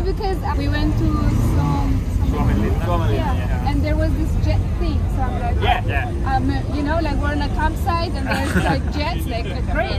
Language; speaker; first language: English; non-native, fluent; Amharic